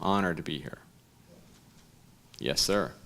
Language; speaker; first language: English; native; English